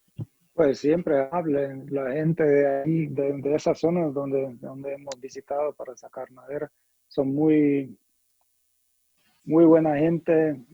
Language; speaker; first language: Spanish; non-native, fluent; English